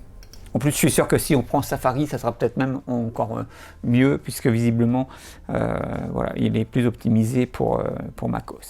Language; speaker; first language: French; native; French